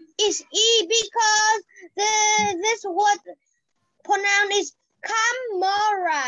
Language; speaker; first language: English; non-native, learner; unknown